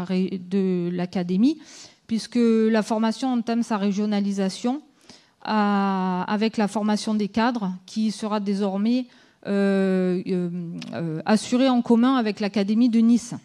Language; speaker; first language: French; native; French